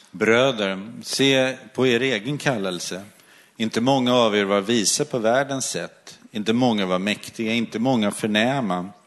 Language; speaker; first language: Swedish; native; Swedish